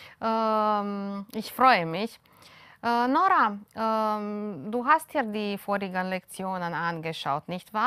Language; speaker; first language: German; non-native, fluent; Romanian